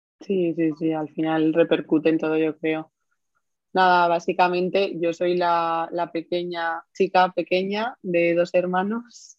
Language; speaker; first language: Spanish; native; Spanish